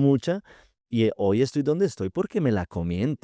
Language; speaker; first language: Spanish; native; Spanish